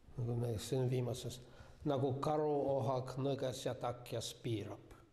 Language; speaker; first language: Estonian; non-native, local second language; Russian